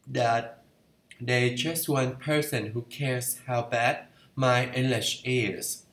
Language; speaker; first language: English; non-native, fluent; Vietnamese